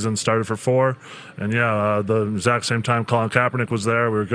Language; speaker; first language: English; native; English